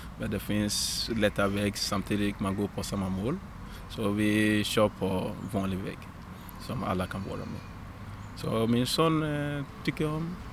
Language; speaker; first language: Swedish; non-native, fluent; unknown